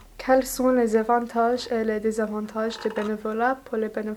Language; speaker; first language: French; non-native, learner; English